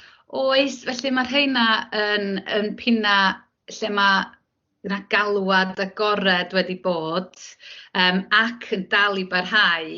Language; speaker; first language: Welsh; native; Welsh